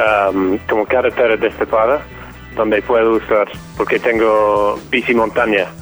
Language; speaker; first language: Spanish; non-native, fluent; English